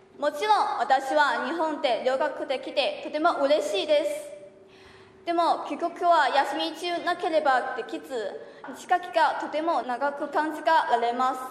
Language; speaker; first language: Japanese; non-native, learner; Chinese